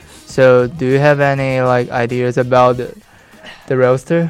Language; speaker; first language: English; non-native, fluent; Chinese